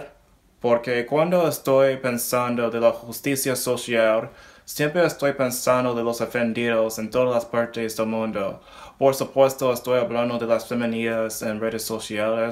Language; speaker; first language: Spanish; non-native, learner; English